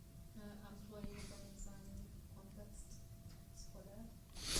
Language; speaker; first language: French; non-native, fluent; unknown